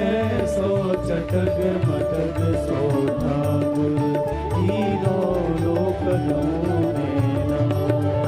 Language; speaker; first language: Hindi; native; Hindi